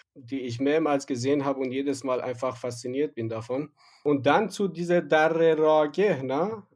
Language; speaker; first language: German; non-native, fluent; Persian